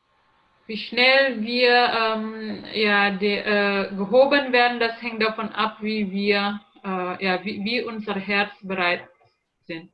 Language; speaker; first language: German; non-native, learner; Indonesian